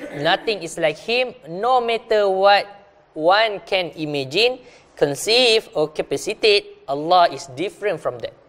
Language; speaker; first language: English; non-native, local second language; Malay